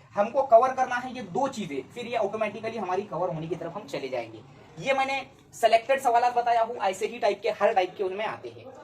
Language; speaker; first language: Hindi; native; Hindi